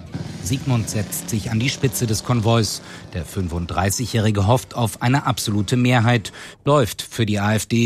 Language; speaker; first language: German; native; German